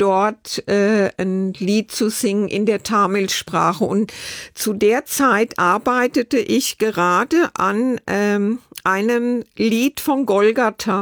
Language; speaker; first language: German; native; German